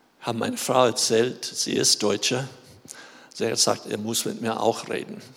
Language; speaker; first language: German; non-native, fluent; English